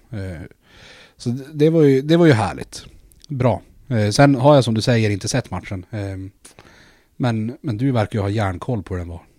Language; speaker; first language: Swedish; native; Swedish